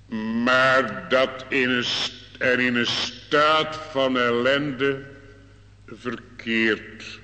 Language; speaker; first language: Dutch; native; Dutch